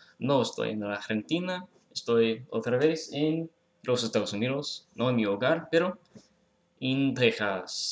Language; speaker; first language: Spanish; non-native, learner; English